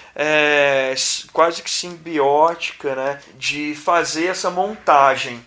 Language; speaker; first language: Portuguese; native; Portuguese